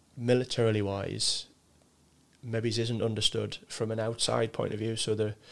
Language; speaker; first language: English; native; English